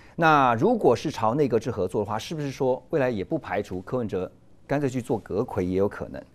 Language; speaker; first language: Chinese; native; Chinese